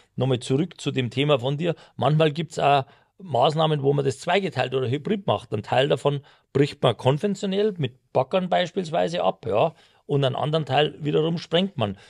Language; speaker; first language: German; native; German